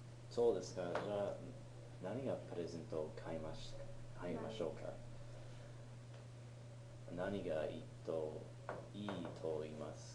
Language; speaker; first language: Japanese; non-native, learner; English